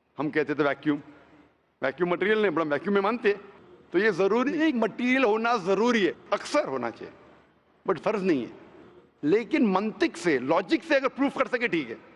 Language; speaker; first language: Hindi; non-native, local second language; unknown